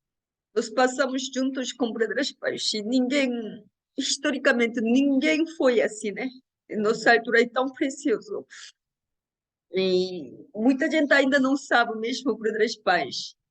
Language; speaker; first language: Portuguese; non-native, learner; Korean